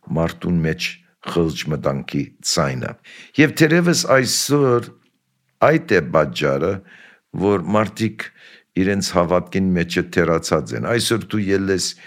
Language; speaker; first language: Armenian; early bilingual, heritage; Armenian